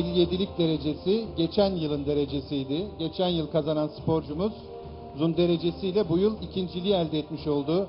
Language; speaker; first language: Turkish; native; Turkish